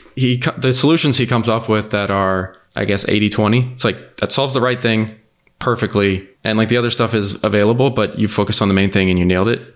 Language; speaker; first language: English; native; English